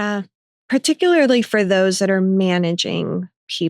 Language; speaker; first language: English; native; English